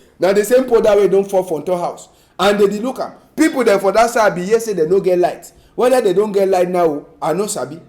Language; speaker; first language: Nigerian Pidgin; native; Nigerian Pidgin